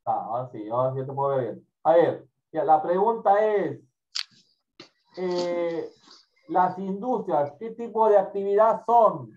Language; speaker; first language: Spanish; native; Spanish